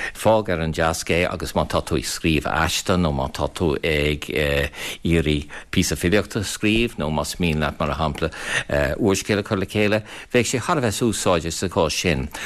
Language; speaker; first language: Irish; non-native, fluent; English